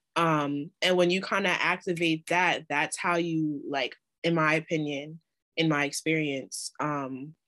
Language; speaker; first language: English; native; English